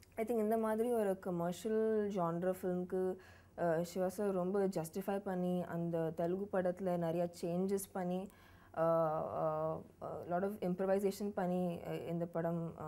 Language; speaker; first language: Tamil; non-native, learner; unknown